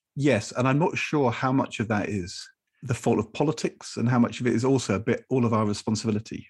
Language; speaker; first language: English; native; English